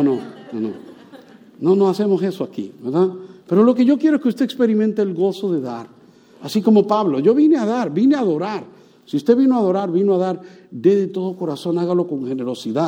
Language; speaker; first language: Spanish; native; Spanish